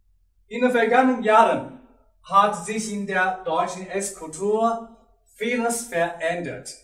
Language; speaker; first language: German; non-native, learner; Chinese